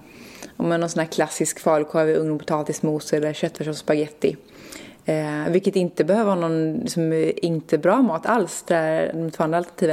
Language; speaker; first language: Swedish; native; Swedish